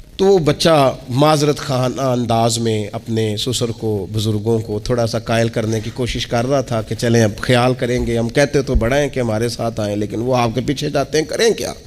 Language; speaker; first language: Urdu; non-native, local second language; Punjabi